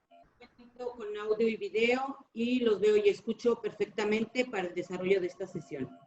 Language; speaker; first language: Spanish; native; Spanish